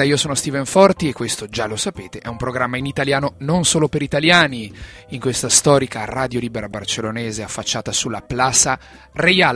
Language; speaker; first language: Italian; native; Italian